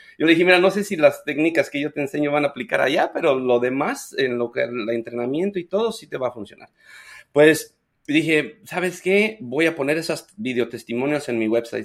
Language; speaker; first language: Spanish; native; Spanish